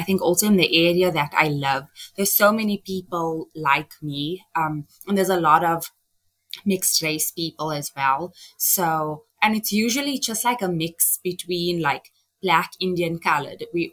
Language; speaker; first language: English; native; English